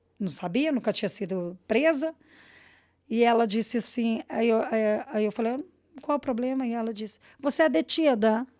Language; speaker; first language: Portuguese; native; Portuguese